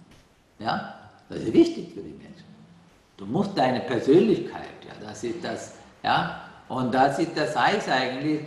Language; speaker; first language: German; non-native, learner; Sinhala